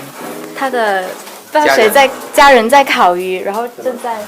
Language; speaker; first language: Chinese; native; Chinese